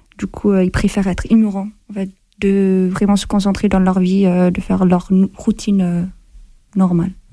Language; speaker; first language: French; non-native, fluent; Amharic